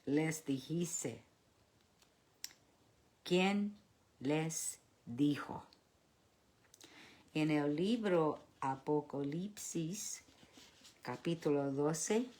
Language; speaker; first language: Spanish; early bilingual, heritage; Spanish